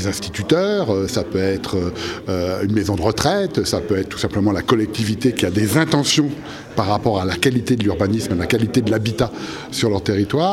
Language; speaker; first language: French; native; French